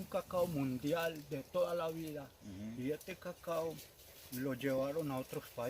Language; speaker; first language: Spanish; native; Spanish